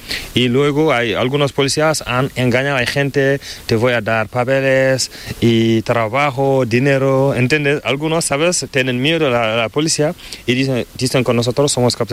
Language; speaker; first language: Spanish; non-native, learner; Fula